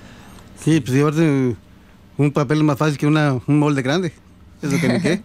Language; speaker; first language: Spanish; native; Spanish